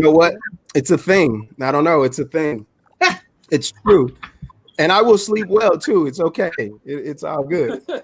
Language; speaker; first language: English; native; English